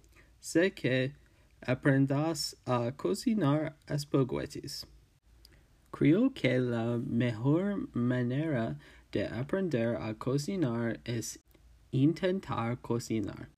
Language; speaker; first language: Spanish; non-native, learner; English